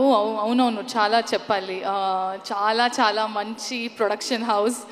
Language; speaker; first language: Telugu; non-native, learner; Kannada